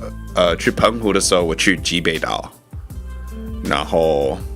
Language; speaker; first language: Chinese; non-native, learner; English